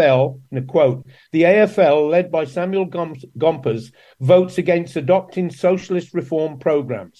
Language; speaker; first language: English; native; English